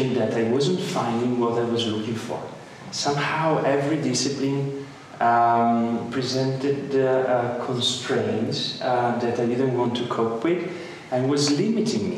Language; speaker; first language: English; non-native, fluent; Italian